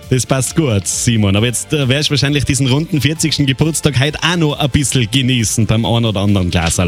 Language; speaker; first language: German; native; German